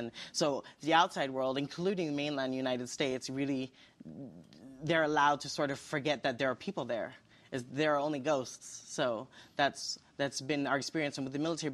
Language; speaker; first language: English; native; English